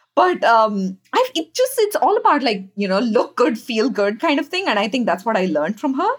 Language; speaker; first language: English; non-native, local second language; Kannada